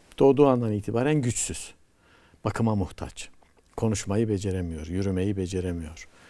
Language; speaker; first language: Turkish; native; Turkish